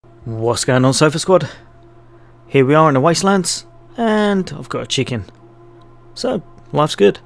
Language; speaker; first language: English; native; English